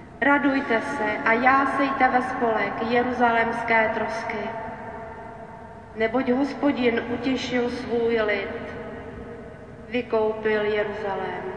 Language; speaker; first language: Czech; native; Czech